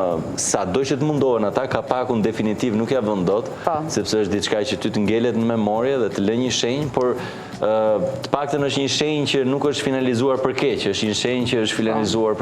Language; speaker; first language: Albanian; native; Albanian